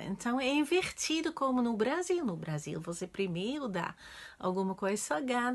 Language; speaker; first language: Portuguese; non-native, fluent; Dutch